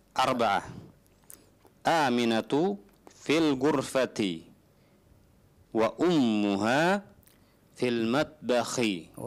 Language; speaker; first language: Arabic; non-native, learner; Indonesian